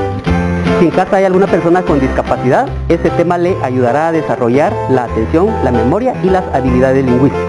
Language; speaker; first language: Spanish; native; Spanish